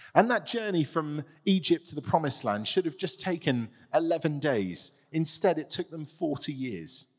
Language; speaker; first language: English; native; English